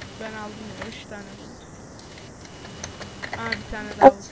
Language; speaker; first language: Turkish; native; Turkish